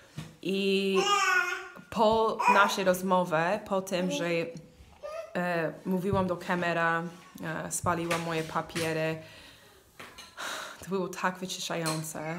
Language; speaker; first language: Polish; non-native, learner; English